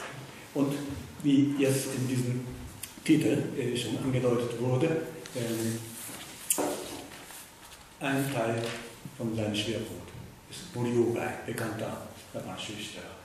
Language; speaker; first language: German; non-native, fluent; Japanese